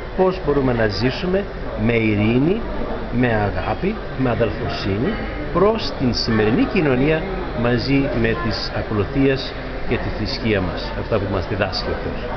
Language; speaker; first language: Greek; early bilingual, heritage; Greek